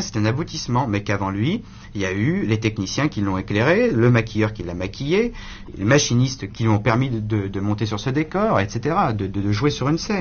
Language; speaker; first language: French; native; French